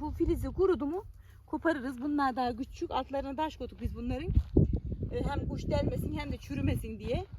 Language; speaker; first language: Turkish; native; Turkish